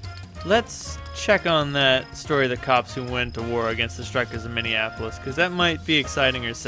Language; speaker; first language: English; native; English